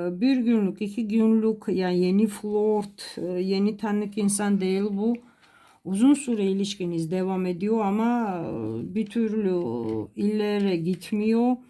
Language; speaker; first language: Turkish; non-native, fluent; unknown